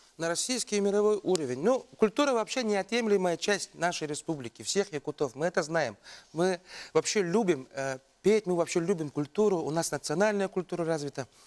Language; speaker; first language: Russian; non-native, local second language; Yakut